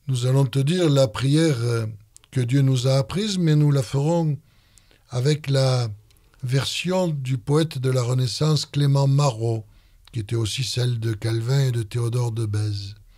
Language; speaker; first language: French; native; French